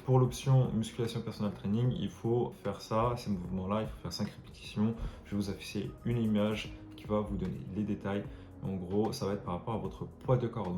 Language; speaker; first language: French; native; French